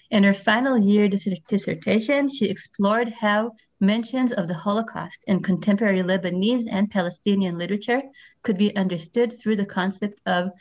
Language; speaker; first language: English; non-native, fluent; Hebrew